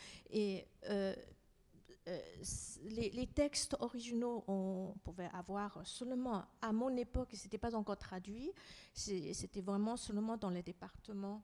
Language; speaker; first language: French; non-native, fluent; Chinese